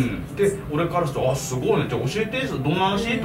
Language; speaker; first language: Japanese; native; Japanese